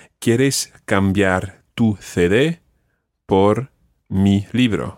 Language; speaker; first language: Spanish; non-native, fluent; English